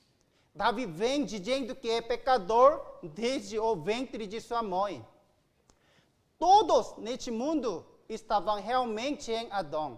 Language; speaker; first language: Portuguese; non-native, learner; Korean